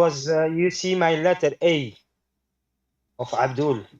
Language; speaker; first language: English; non-native, learner; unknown